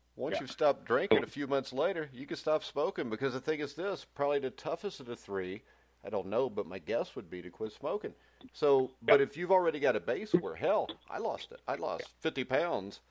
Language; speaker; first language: English; native; English